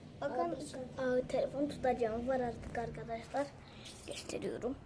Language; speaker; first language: Turkish; early bilingual, other home language; Persian